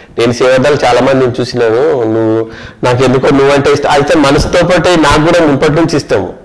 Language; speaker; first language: Telugu; non-native, local second language; Kannada